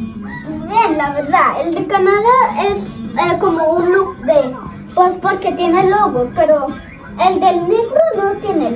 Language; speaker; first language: Spanish; early bilingual, heritage; Spanish